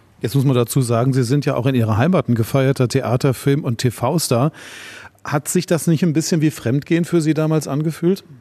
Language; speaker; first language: German; native; German